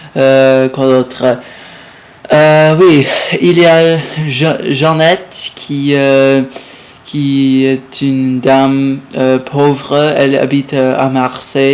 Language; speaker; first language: French; non-native, learner; English